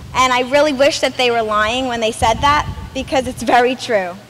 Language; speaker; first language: English; native; English